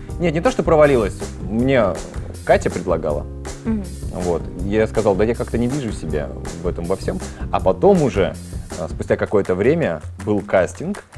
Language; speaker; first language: Russian; native; Russian